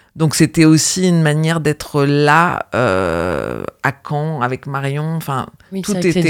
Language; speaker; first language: French; native; French